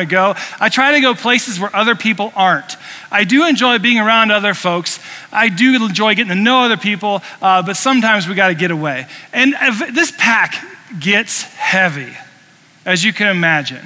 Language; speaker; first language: English; native; English